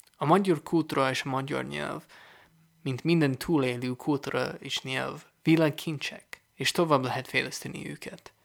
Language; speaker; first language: Hungarian; non-native, fluent; English